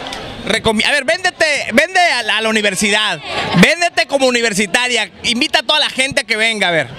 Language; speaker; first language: Spanish; native; Spanish